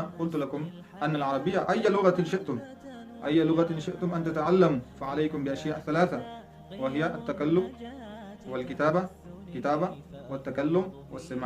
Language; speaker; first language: Arabic; non-native, fluent; Pashto